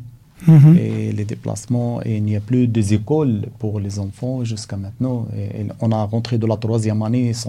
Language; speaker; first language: French; non-native, fluent; Arabic